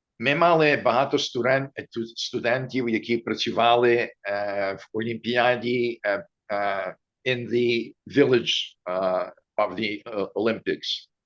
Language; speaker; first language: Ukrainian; early bilingual, heritage; Ukrainian